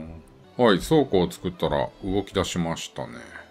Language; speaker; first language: Japanese; native; Japanese